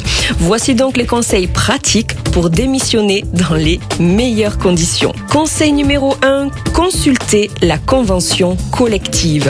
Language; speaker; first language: French; native; French